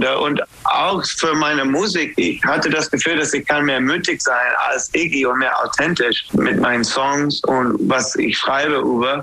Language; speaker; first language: German; non-native, fluent; English